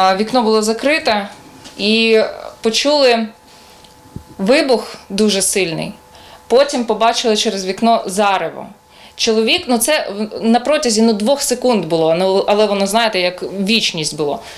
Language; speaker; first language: Ukrainian; native; Ukrainian